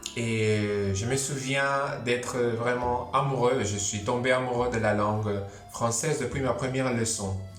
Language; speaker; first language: French; non-native, fluent; Spanish